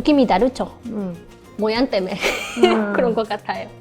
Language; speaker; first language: Korean; non-native, fluent; Spanish